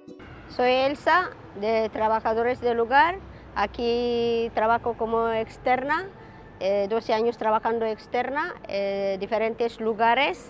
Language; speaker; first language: Spanish; non-native, learner; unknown